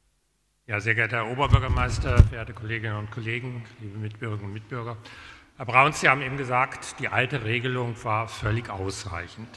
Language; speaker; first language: German; native; German